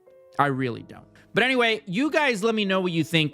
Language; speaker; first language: English; native; English